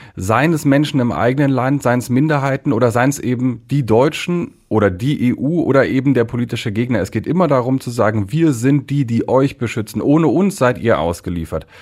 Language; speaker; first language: German; native; German